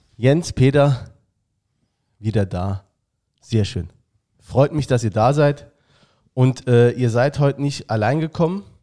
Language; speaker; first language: German; native; German